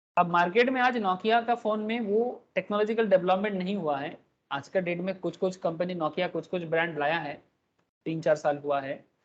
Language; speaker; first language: Hindi; non-native, local second language; Bangla